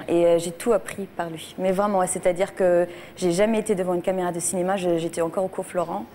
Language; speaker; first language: French; non-native, fluent; German